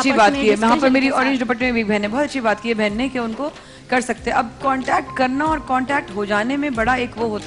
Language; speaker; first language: Urdu; native; Urdu